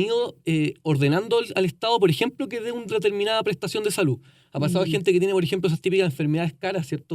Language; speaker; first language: Spanish; native; Spanish